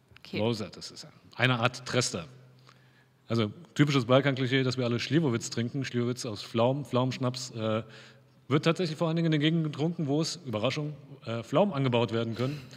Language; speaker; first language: German; native; German